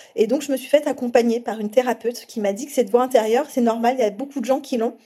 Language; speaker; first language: French; native; French